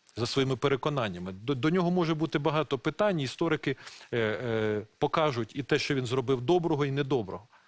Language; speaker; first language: Ukrainian; non-native, local second language; Russian